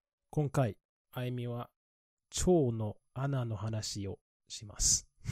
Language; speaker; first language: Japanese; non-native, fluent; English